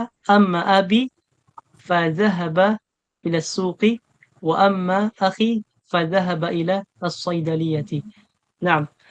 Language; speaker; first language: Arabic; non-native, fluent; Filipino